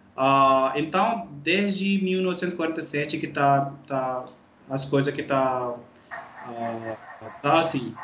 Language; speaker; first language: Portuguese; non-native, learner; Urdu